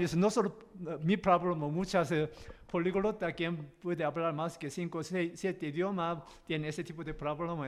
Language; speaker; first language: Spanish; non-native, learner; Korean